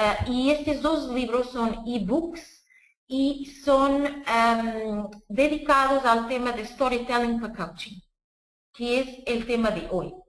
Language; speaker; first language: Spanish; non-native, fluent; Portuguese